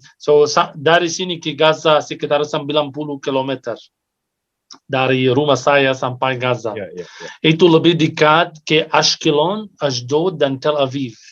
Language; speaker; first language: Indonesian; non-native, fluent; Arabic